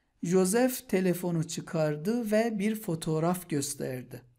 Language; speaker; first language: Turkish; non-native, fluent; Persian